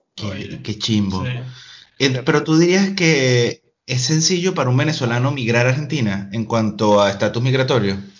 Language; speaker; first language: Spanish; native; Spanish